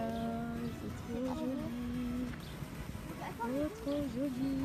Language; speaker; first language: French; native; French